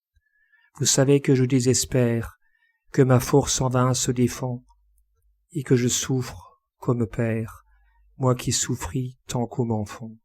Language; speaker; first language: French; native; French